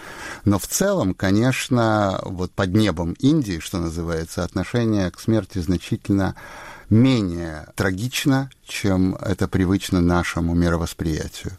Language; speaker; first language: Russian; native; Russian